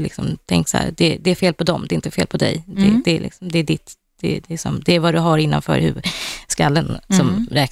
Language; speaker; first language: Swedish; native; Swedish